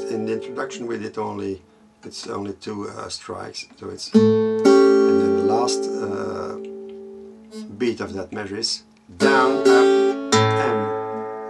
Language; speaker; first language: English; non-native, fluent; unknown